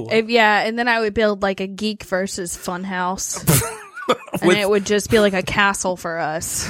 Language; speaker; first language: English; native; English